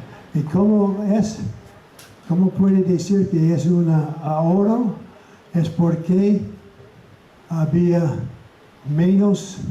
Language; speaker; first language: Spanish; non-native, fluent; English